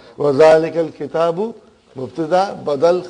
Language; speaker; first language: Arabic; non-native, fluent; Urdu